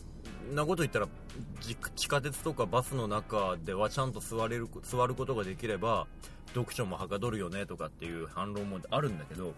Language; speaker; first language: Japanese; native; Japanese